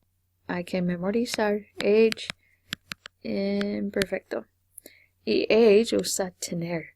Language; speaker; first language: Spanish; non-native, fluent; English